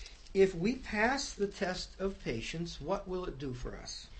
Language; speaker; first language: English; native; English